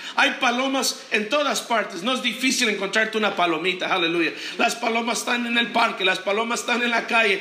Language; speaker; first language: Spanish; non-native, fluent; English